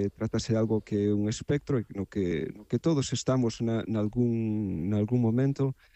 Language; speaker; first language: Galician; native; Galician